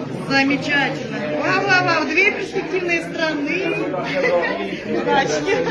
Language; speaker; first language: Russian; native; Russian